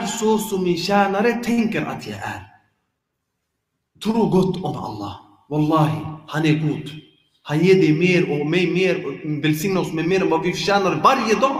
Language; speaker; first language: Swedish; early bilingual, other home language; Arabic